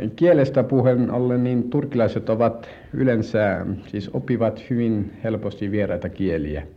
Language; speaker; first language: Finnish; non-native, fluent; Tatar